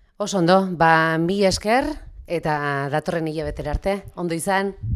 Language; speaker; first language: Basque; native; Basque